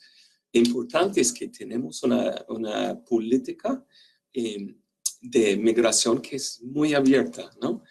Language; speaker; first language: Spanish; non-native, fluent; English